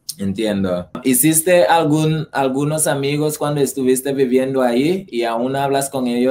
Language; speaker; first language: Spanish; early bilingual, heritage; Spanish